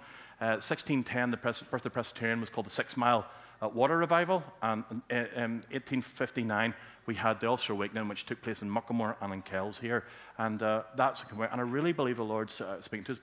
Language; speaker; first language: English; native; English